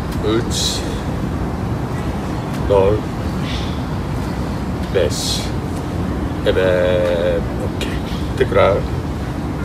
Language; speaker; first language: Turkish; non-native, learner; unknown